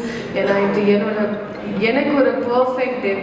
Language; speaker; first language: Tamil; non-native, fluent; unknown